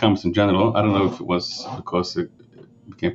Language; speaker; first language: English; early bilingual, other home language; Yiddish